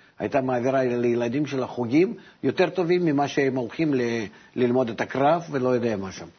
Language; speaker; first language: Hebrew; non-native, fluent; Russian